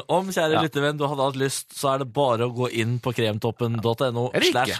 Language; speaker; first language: Norwegian; native; Norwegian